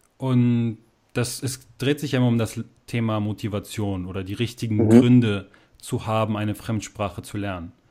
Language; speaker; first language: German; native; German